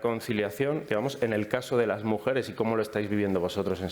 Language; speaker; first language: Spanish; native; Spanish